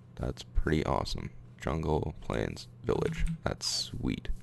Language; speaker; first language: English; native; English